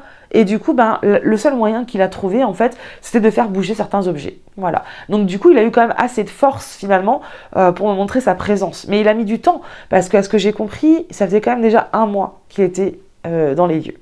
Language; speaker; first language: French; native; French